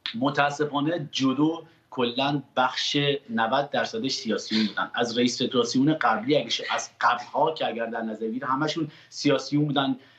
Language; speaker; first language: Persian; native; Persian